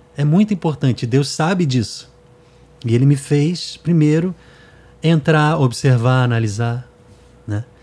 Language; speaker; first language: Portuguese; native; Portuguese